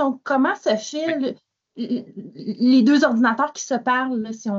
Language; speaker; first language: French; native; French